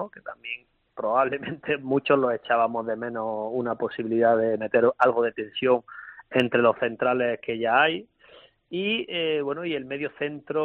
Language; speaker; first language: Spanish; native; Spanish